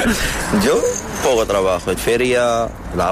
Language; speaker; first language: Spanish; non-native, learner; Arabic